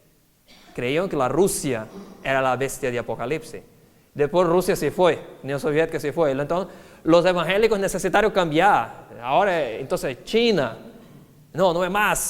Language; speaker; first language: Spanish; non-native, fluent; Portuguese